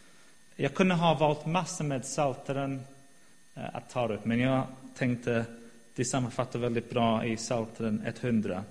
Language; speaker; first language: Swedish; non-native, fluent; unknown